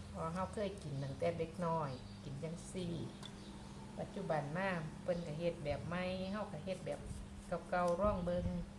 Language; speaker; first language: Thai; native; Thai